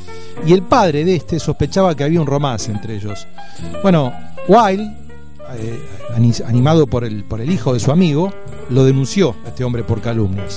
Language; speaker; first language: Spanish; native; Spanish